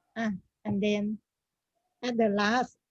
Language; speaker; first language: English; non-native, learner; Thai